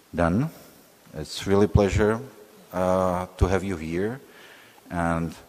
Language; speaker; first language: English; non-native, fluent; Czech